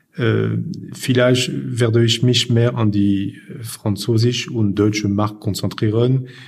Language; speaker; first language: German; non-native, fluent; French